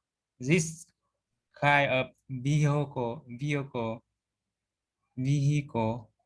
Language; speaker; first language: English; non-native, learner; Vietnamese